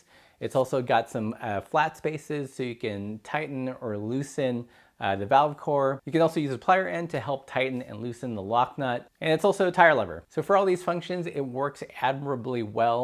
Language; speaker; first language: English; native; English